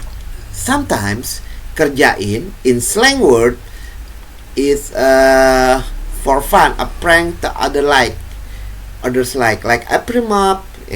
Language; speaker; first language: English; non-native, fluent; Indonesian